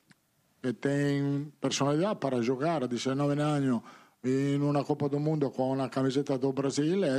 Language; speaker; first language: Portuguese; non-native, fluent; Italian